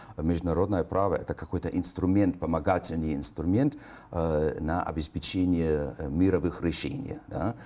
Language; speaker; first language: Russian; non-native, fluent; German